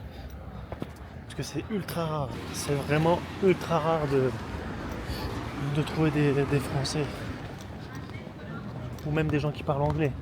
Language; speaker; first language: French; native; French